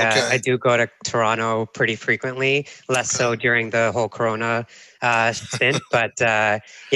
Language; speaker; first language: English; native; English